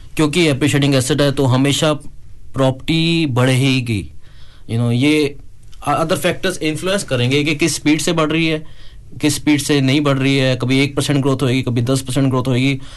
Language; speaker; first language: Hindi; native; Hindi